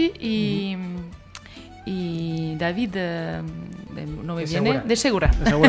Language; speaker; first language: Spanish; non-native, fluent; French